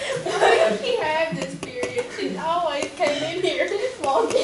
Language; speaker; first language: English; native; English